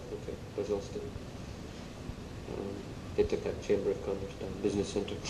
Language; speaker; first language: Russian; non-native, learner; English